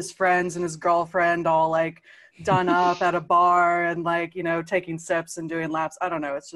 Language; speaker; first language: English; native; English